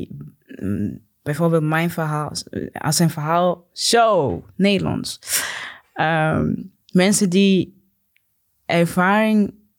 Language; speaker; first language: Dutch; non-native, learner; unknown